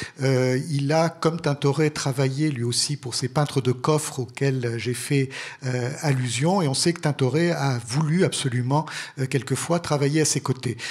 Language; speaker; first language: French; native; French